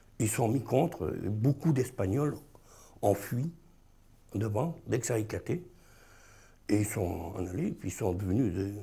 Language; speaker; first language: French; early bilingual, other home language; Spanish